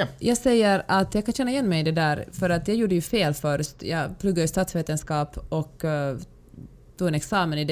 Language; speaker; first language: Swedish; native; Swedish